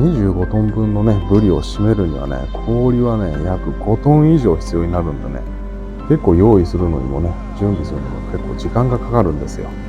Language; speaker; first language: Japanese; native; Japanese